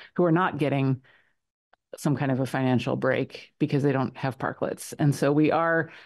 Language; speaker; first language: English; native; English